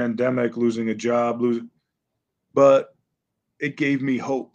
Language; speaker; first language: English; native; English